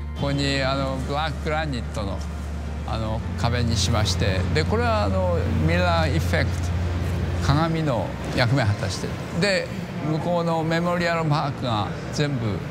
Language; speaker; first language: Japanese; native; Japanese